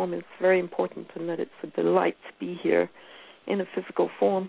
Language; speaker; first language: English; native; English